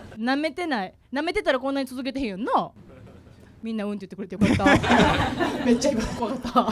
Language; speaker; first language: Japanese; native; Japanese